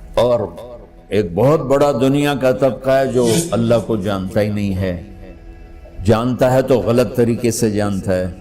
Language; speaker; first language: Urdu; non-native, local second language; Punjabi